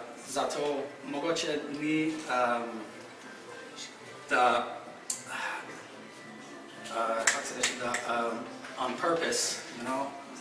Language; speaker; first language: Slovenian; non-native, fluent; English